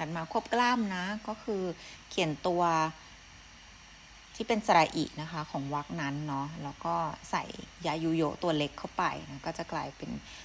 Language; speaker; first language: Thai; native; Thai